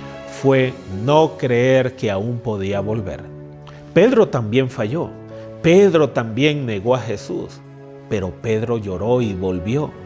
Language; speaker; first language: Spanish; native; Spanish